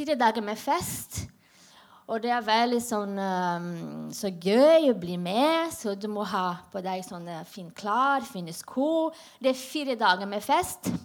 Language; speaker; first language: Norwegian; non-native, learner; Portuguese